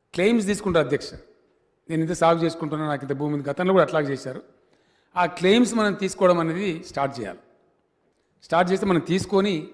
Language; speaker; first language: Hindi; non-native, local second language; Telugu